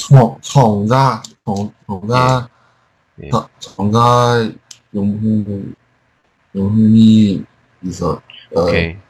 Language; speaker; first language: Korean; non-native, learner; Chinese